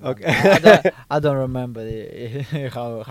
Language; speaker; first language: English; non-native, fluent; Ukrainian